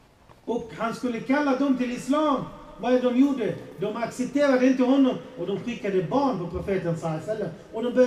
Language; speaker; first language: Swedish; non-native, fluent; Arabic